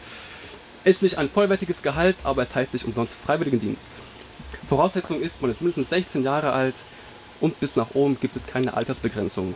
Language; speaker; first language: German; native; German